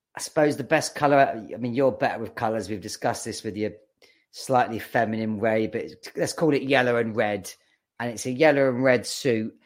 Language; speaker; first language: English; native; English